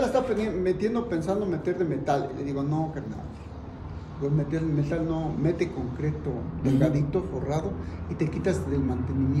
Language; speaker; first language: Spanish; native; Spanish